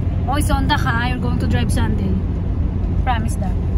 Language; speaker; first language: English; non-native, local second language; Filipino